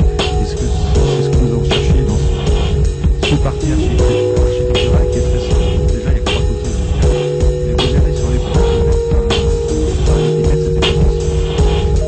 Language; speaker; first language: French; native; French